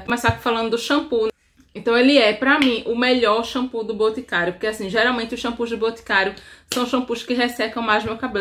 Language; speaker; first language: Portuguese; native; Portuguese